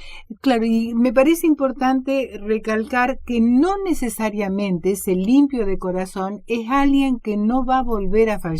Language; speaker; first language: Spanish; native; Spanish